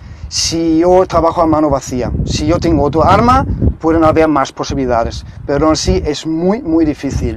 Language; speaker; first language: Spanish; non-native, fluent; German